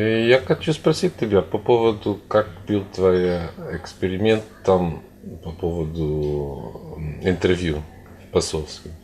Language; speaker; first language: Russian; non-native, learner; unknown